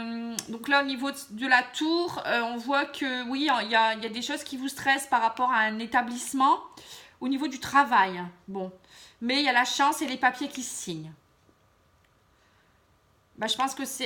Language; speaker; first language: French; native; French